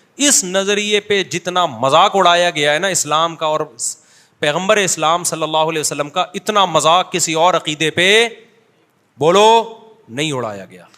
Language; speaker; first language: Urdu; native; Urdu